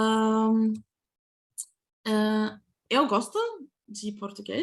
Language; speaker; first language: Portuguese; non-native, learner; Ukrainian